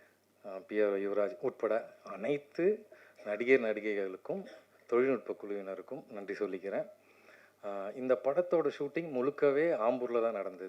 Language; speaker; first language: Tamil; native; Tamil